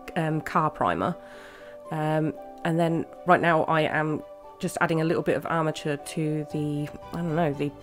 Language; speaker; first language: English; native; English